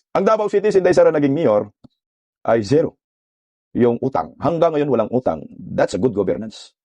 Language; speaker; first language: Filipino; non-native, local second language; Cebuano